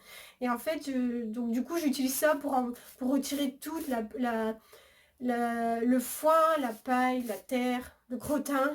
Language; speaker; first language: French; native; French